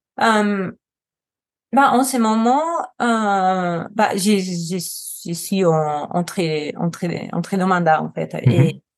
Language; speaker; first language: French; non-native, fluent; Spanish